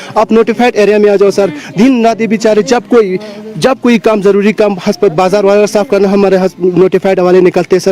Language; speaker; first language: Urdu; non-native, local second language; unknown